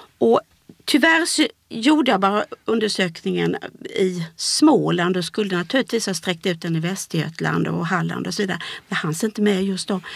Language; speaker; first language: Swedish; native; Swedish